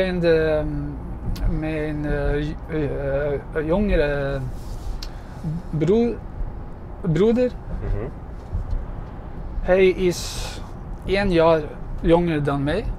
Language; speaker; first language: Dutch; non-native, fluent; Norwegian